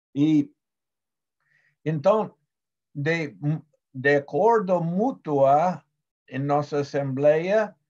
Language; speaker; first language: Portuguese; non-native, fluent; Spanish